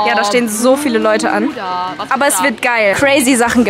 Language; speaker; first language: German; native; German